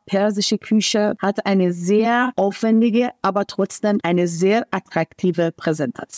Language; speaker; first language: German; non-native, fluent; Persian